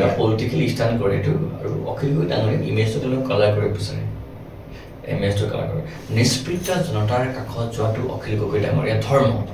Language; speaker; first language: Assamese; non-native, local second language; Nepali